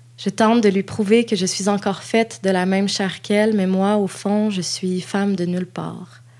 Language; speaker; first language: French; native; French